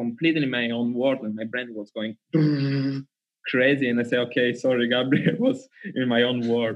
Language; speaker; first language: English; non-native, learner; Italian